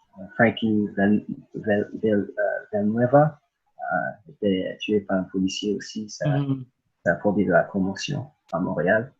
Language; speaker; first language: French; early bilingual, other home language; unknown